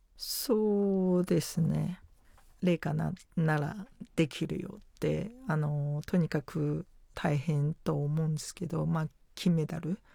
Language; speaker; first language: Japanese; non-native, fluent; Chinese